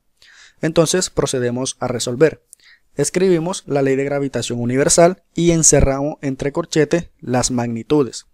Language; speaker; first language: Spanish; native; Spanish